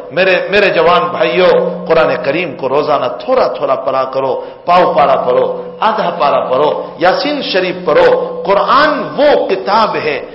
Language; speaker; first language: Urdu; non-native, local second language; Gujarati